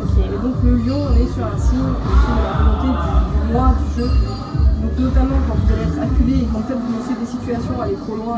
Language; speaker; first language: French; native; French